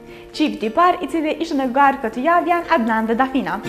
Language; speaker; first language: Albanian; native; Albanian